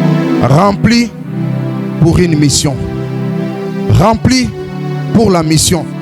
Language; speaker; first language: French; non-native, local second language; Lingala